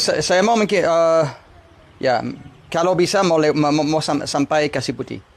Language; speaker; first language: Indonesian; non-native, learner; English